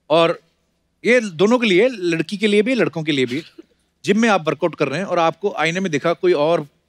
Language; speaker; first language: Hindi; native; Hindi